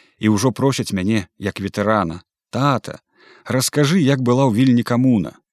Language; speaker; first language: Belarusian; native; Belarusian